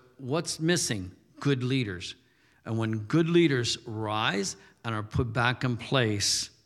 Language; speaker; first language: English; early bilingual, other home language; German